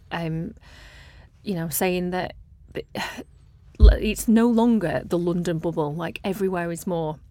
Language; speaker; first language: English; native; English